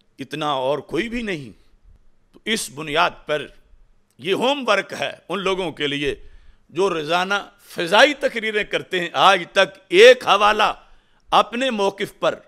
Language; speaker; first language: Urdu; non-native, local second language; Punjabi